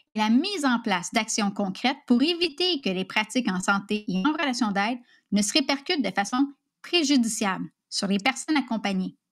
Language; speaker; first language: French; native; French